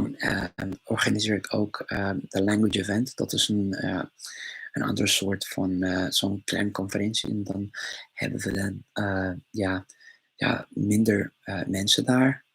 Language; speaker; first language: Dutch; non-native, fluent; English